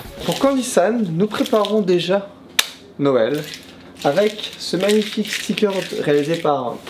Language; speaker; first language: French; native; French